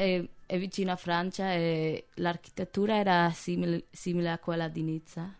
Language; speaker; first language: Italian; non-native, fluent; English